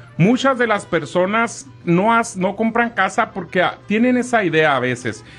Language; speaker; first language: Spanish; native; Spanish